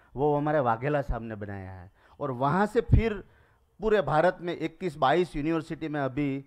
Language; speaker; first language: Hindi; non-native, local second language; Gujarati